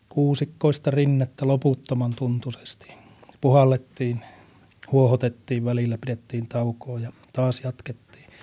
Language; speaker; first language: Finnish; native; Finnish